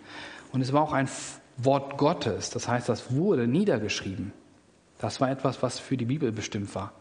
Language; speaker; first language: German; native; German